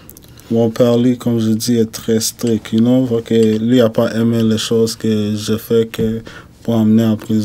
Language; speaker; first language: French; non-native, fluent; English